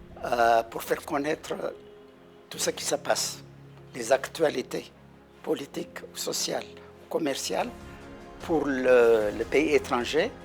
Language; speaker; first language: French; non-native, fluent; Amharic